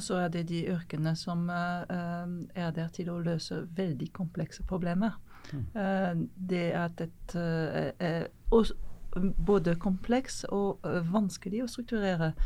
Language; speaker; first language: Norwegian; non-native, fluent; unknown